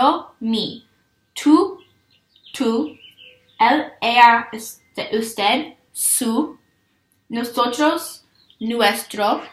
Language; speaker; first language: Spanish; non-native, learner; English